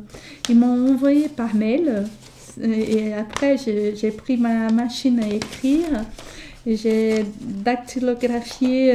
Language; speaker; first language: French; non-native, fluent; Portuguese